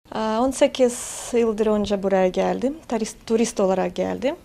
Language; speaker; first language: Turkish; non-native, fluent; Russian